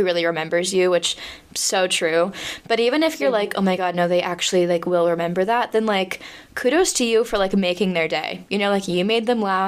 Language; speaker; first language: English; native; English